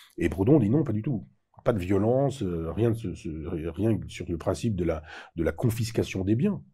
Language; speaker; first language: French; native; French